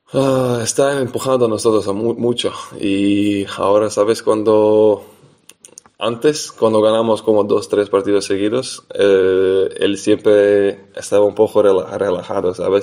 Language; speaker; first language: Spanish; non-native, fluent; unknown